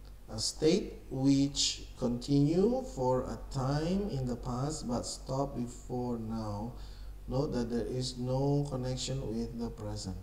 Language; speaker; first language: English; non-native, fluent; Indonesian